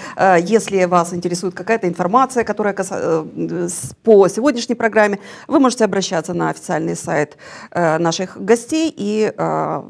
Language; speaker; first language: Russian; native; Russian